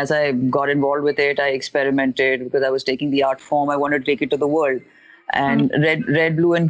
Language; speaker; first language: English; non-native, local second language; Hindi